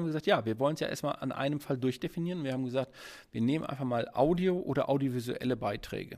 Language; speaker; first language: German; native; German